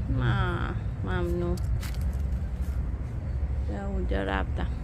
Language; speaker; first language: Persian; non-native, learner; Thai